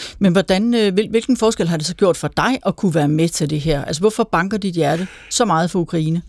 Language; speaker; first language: Danish; native; Danish